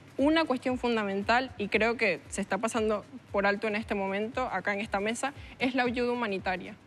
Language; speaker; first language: Spanish; native; Spanish